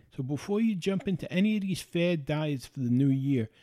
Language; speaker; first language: English; native; English